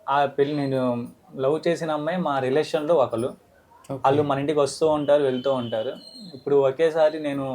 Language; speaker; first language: Telugu; native; Telugu